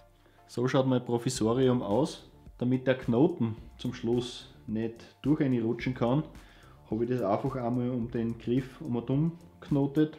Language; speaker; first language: German; native; German